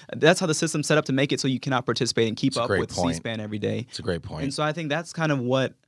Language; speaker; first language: English; native; English